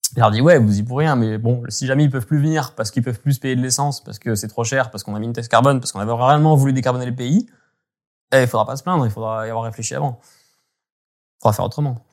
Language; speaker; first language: French; native; French